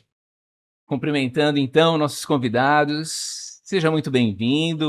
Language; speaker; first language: Portuguese; native; Portuguese